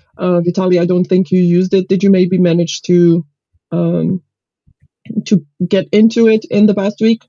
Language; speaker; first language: English; non-native, fluent; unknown